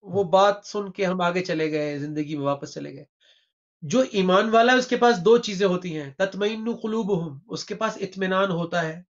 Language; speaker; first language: Urdu; native; Urdu